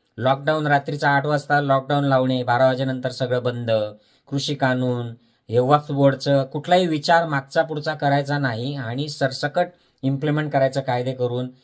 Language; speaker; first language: Marathi; native; Marathi